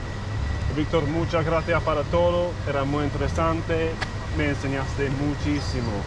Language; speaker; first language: Spanish; non-native, learner; English